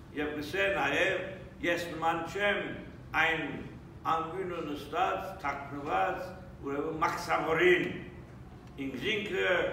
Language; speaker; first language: Armenian; early bilingual, heritage; Armenian